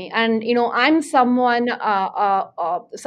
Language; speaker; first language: English; non-native, local second language; Tamil